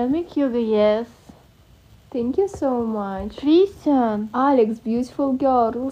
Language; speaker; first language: English; non-native, learner; Russian